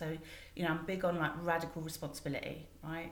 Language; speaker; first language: English; native; English